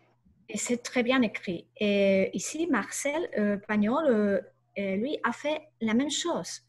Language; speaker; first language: French; non-native, learner; Spanish